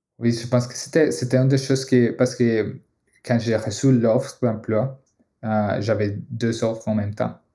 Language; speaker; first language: French; non-native, fluent; Spanish